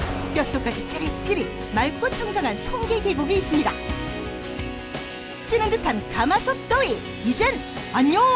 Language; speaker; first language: Korean; native; Korean